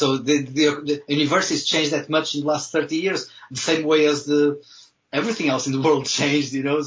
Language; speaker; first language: English; non-native, fluent; Portuguese